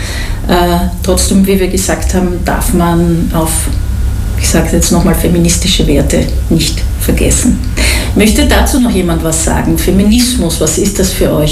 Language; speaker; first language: German; native; German